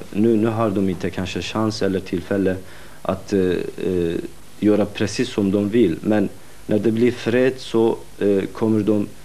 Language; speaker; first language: Swedish; non-native, fluent; Kurdish